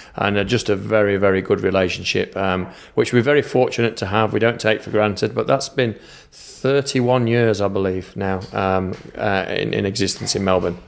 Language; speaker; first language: English; native; English